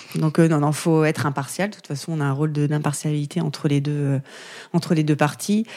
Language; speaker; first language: French; native; French